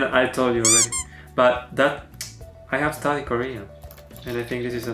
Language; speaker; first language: English; non-native, learner; Spanish